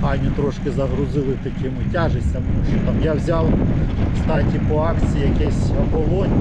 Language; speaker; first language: Ukrainian; native; Ukrainian